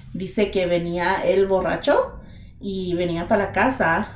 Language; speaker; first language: Spanish; early bilingual, other home language; English